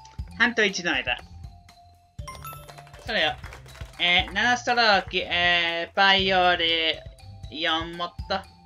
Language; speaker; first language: Japanese; non-native, learner; Spanish